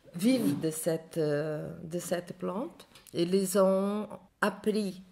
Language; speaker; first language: French; non-native, learner; Portuguese